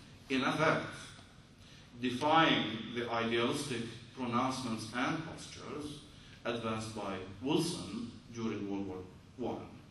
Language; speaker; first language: English; non-native, fluent; Arabic